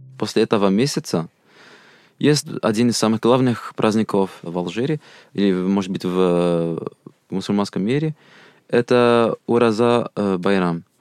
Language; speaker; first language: Russian; non-native, fluent; Arabic